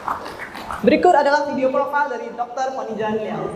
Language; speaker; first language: Indonesian; native; Indonesian